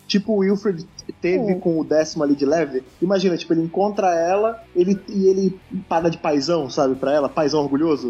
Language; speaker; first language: Portuguese; native; Portuguese